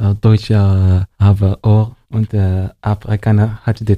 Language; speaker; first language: German; non-native, learner; Arabic